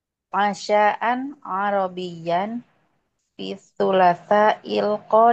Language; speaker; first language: Arabic; non-native, learner; Indonesian